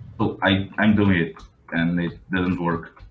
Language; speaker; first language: English; non-native, fluent; Portuguese